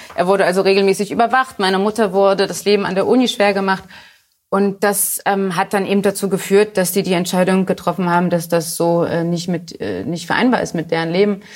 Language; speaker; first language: German; early bilingual, other home language; Polish